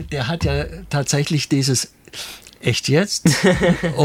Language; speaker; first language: German; native; German